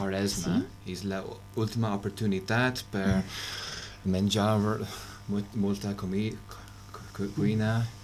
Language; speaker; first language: Catalan; non-native, learner; English